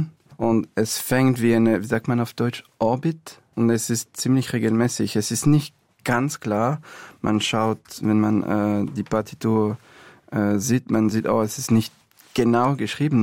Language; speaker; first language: German; non-native, fluent; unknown